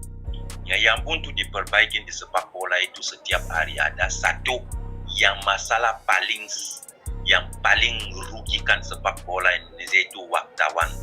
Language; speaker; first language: Indonesian; non-native, fluent; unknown